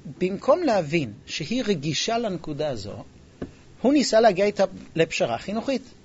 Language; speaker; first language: Hebrew; non-native, fluent; English